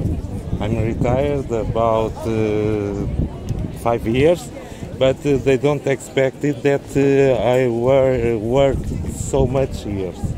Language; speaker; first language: English; non-native, learner; Portuguese